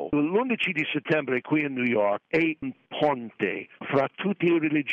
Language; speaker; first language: Italian; non-native, fluent; English